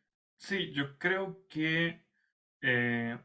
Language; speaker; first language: Spanish; native; Spanish